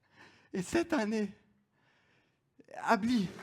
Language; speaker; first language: French; non-native, fluent; German